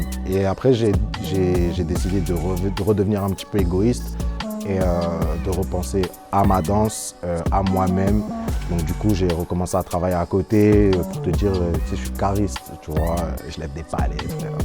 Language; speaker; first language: French; native; French